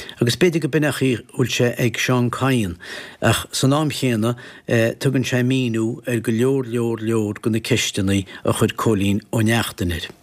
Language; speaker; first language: Irish; native; Irish